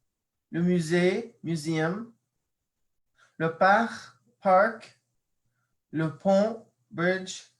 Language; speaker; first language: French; non-native, fluent; English